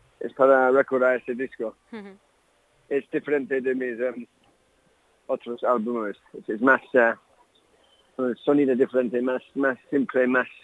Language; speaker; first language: Spanish; non-native, learner; English